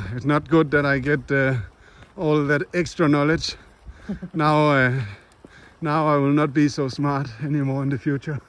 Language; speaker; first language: English; non-native, fluent; Danish